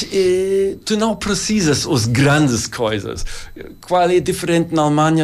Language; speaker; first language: Portuguese; non-native, learner; German